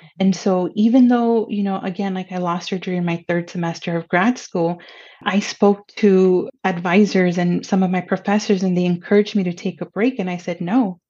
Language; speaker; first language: English; early bilingual, other home language; Spanish